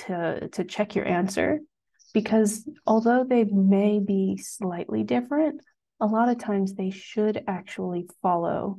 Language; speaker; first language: English; native; English